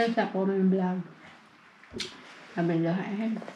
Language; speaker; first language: Swedish; non-native, learner; Cebuano